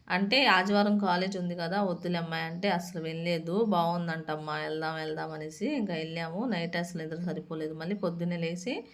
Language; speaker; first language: Telugu; native; Telugu